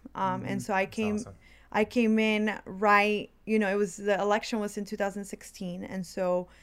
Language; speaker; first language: English; early bilingual, other home language; Spanish